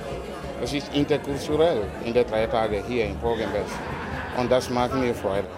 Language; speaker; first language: German; non-native, learner; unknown